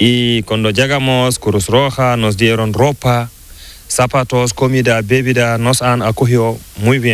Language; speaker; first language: Spanish; non-native, learner; Fula